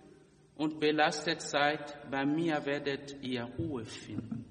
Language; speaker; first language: German; non-native, fluent; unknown